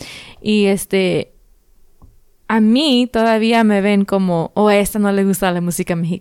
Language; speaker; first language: Spanish; early bilingual, other home language; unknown